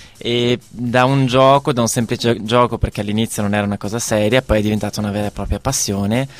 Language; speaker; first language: Italian; native; Italian